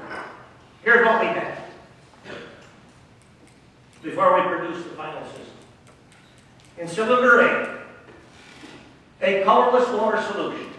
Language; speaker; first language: English; native; English